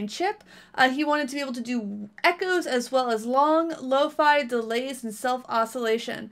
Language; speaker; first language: English; native; English